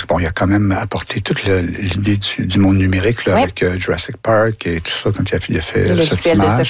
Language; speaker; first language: French; native; French